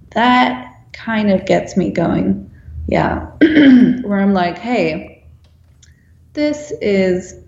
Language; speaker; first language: English; non-native, fluent; Dutch